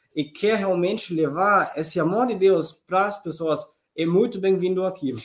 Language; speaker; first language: Portuguese; non-native, fluent; German